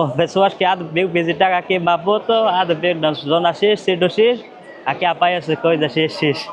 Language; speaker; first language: Portuguese; non-native, learner; Bangla